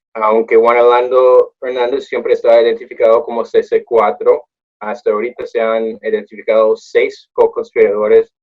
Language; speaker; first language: Spanish; non-native, fluent; English